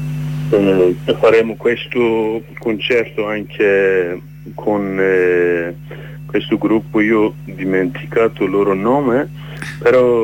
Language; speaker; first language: Italian; non-native, learner; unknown